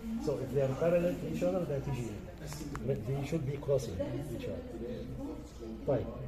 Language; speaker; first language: English; non-native, fluent; Arabic